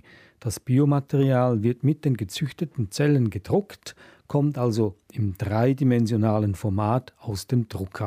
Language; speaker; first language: German; native; German